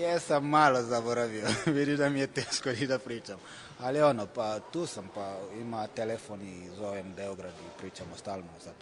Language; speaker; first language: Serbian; non-native, fluent; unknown